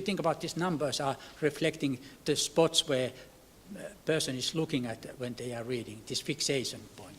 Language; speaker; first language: English; non-native, fluent; Finnish